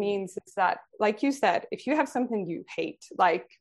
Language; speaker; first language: English; non-native, fluent; Swedish